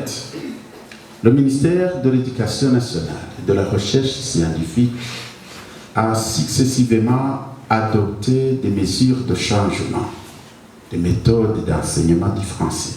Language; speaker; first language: French; non-native, local second language; Rundi